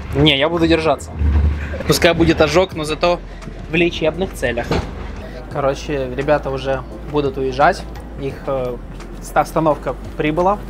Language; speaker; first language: Russian; native; Russian